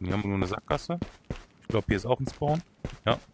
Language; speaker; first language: German; native; German